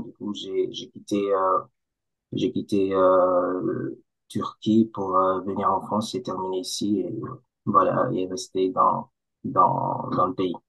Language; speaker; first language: French; non-native, local second language; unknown